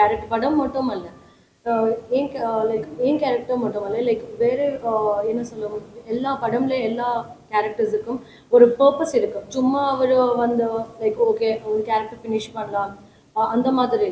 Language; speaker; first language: Tamil; non-native, learner; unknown